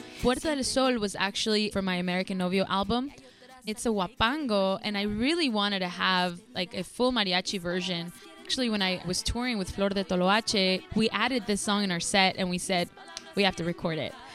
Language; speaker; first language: English; early bilingual, other home language; Spanish